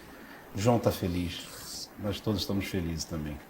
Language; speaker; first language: Portuguese; native; Portuguese